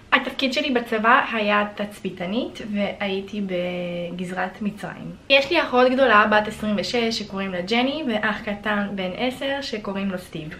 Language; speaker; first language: Hebrew; early bilingual, other home language; Russian